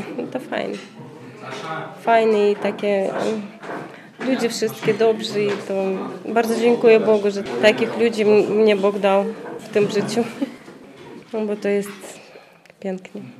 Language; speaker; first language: Polish; non-native, learner; Russian